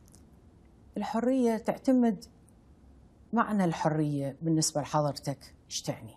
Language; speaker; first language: Arabic; native; Arabic